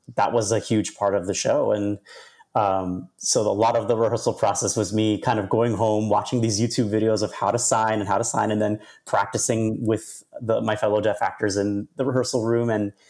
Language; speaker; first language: English; native; English